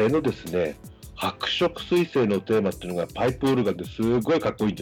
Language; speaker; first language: Japanese; native; Japanese